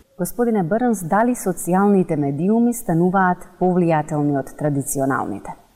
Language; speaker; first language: Macedonian; native; Macedonian